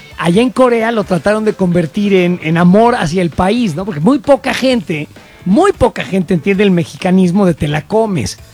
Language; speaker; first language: Spanish; native; Spanish